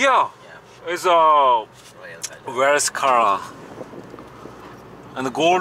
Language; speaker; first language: English; non-native, learner; Korean